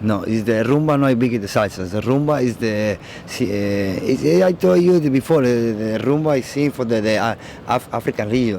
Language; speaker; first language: English; non-native, learner; Spanish